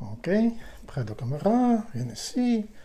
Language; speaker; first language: French; non-native, learner; Ukrainian